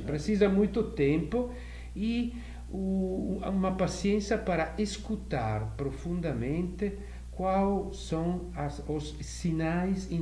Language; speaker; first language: Portuguese; non-native, fluent; Italian